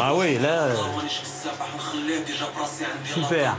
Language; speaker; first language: French; native; French